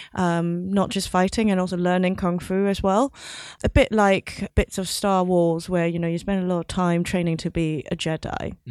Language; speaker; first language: English; non-native, local second language; Cantonese